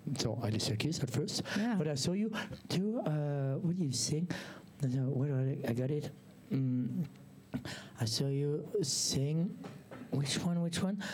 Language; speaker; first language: English; non-native, learner; French